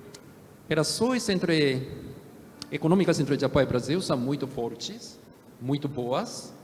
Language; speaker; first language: Portuguese; non-native, fluent; Japanese